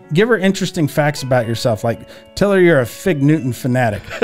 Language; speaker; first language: English; native; English